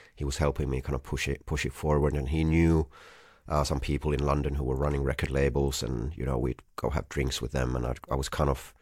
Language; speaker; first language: English; non-native, fluent; Finnish